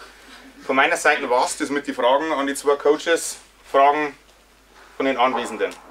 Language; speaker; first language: German; native; German